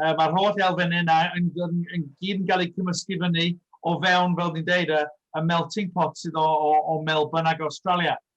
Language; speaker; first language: Welsh; early bilingual, heritage; Welsh